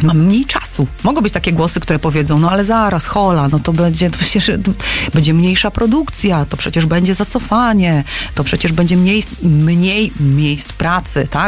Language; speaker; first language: Polish; native; Polish